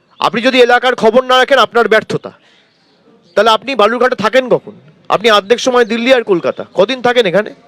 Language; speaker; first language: Bangla; native; Bangla